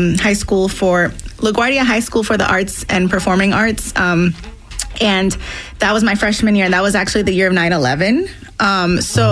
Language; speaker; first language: English; non-native, local second language; Spanish